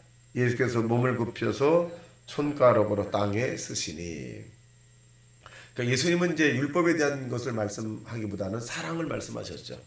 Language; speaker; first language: Korean; native; Korean